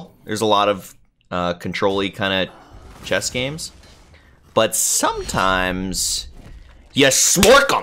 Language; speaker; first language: English; native; English